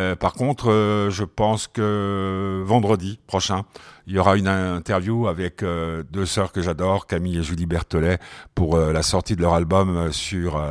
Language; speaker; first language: French; native; French